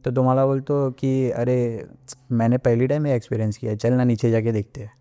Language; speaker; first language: Hindi; non-native, local second language; Marathi